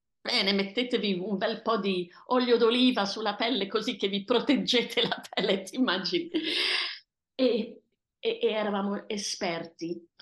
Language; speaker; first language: Italian; early bilingual, heritage; Italian